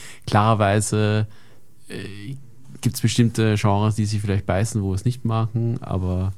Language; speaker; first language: German; native; German